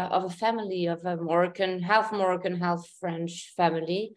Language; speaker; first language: English; non-native, fluent; Arabic